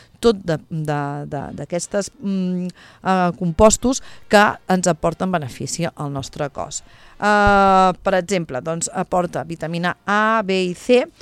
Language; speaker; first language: Catalan; native; Catalan